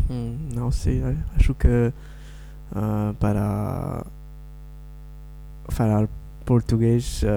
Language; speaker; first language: Portuguese; non-native, learner; Morisyen